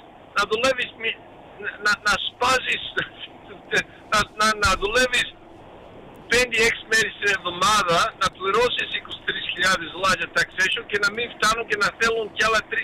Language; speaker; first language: Greek; early bilingual, heritage; Greek